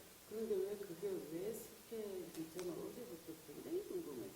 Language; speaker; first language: Korean; native; Korean